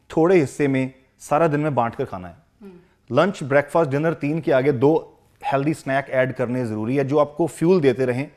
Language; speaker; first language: Hindi; non-native, local second language; Punjabi